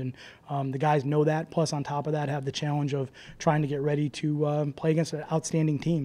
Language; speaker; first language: English; native; English